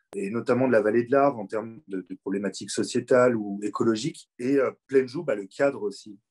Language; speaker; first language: French; native; French